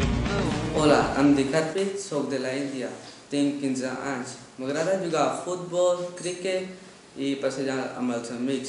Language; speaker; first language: Catalan; non-native, learner; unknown